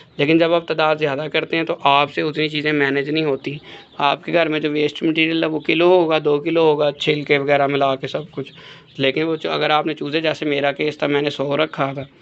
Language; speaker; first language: Urdu; native; Urdu